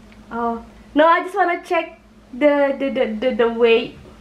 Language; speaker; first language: English; non-native, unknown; Indonesian